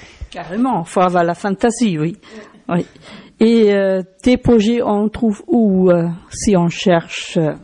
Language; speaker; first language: French; non-native, fluent; German